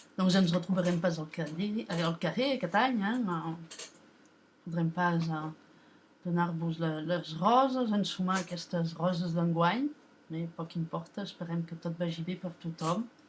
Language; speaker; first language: Catalan; non-native, local second language; French